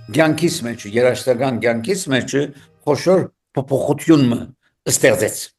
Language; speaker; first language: Armenian; early bilingual, heritage; Armenian